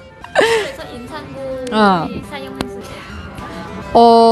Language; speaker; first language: Korean; non-native, learner; Vietnamese